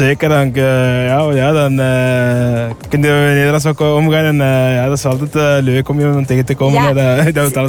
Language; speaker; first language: Dutch; early bilingual, other home language; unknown